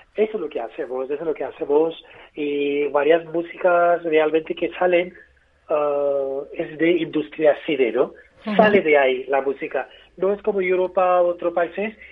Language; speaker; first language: Spanish; non-native, fluent; Hindi